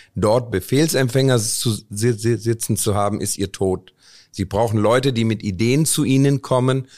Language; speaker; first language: German; early bilingual, other home language; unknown